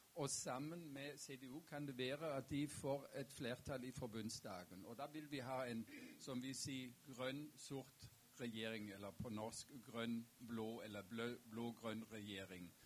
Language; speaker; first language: Norwegian; non-native, fluent; German